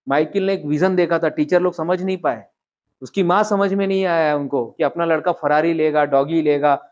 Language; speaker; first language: Hindi; non-native, local second language; Marathi